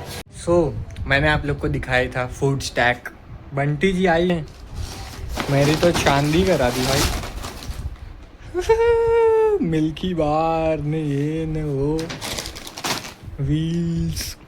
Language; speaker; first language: Hindi; native; Hindi